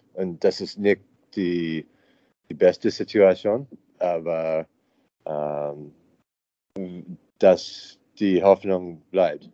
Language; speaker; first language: German; non-native, learner; English